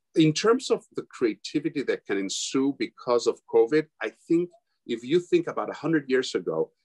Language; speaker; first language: English; non-native, fluent; Spanish